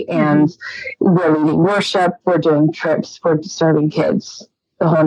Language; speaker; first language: English; native; English